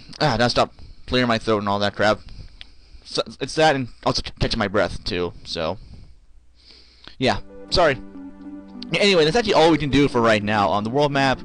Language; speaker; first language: English; native; English